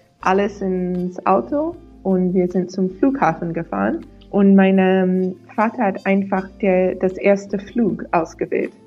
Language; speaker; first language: German; non-native, fluent; English